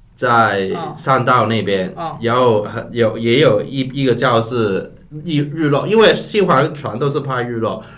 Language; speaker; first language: Chinese; non-native, local second language; Cantonese